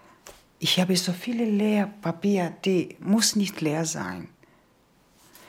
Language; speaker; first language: German; non-native, learner; Georgian